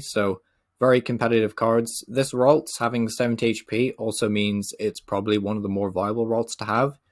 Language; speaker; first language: English; native; English